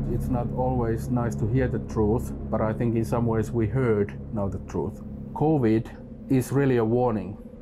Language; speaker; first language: English; non-native, fluent; Finnish